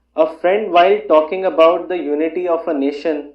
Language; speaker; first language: English; non-native, local second language; Urdu